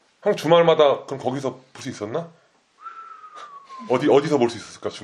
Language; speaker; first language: Korean; native; Korean